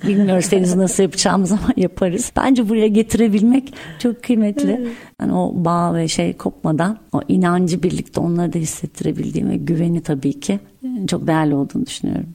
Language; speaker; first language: Turkish; native; Turkish